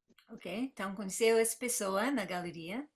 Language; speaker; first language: Portuguese; non-native, fluent; English